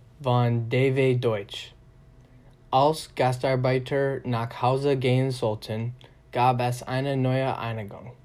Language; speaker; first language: German; non-native, learner; English